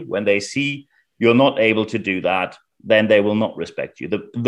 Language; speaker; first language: English; non-native, fluent; German